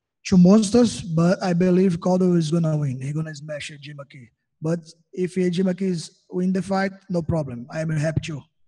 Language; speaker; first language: English; non-native, learner; Portuguese